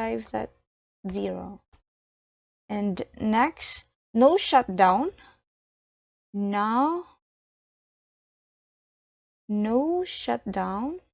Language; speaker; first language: English; non-native, learner; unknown